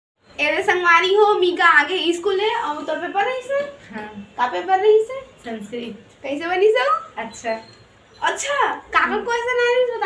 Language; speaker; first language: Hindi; non-native, local second language; Chhattisgarhi